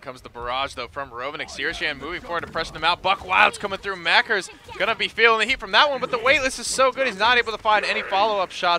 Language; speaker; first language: English; native; English